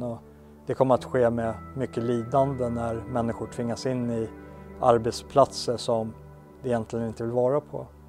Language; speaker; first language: Swedish; native; Swedish